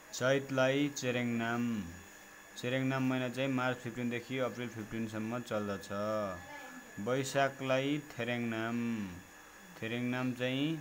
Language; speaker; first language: Nepali; non-native, local second language; Limbu